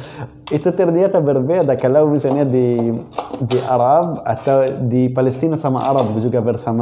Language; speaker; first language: Indonesian; non-native, learner; Arabic